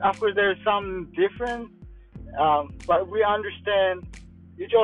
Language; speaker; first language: English; non-native, fluent; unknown